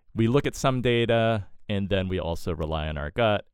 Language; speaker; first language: English; native; English